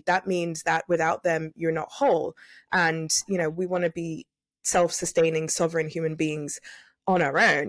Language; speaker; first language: English; native; English